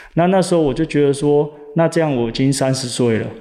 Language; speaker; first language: Chinese; native; Chinese